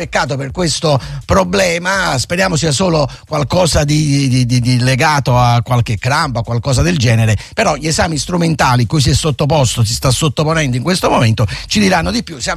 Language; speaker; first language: Italian; native; Italian